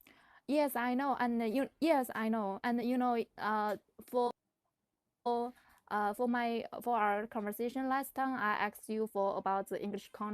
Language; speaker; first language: English; non-native, learner; Chinese